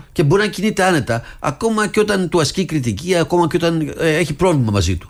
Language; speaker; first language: Greek; early bilingual, other home language; English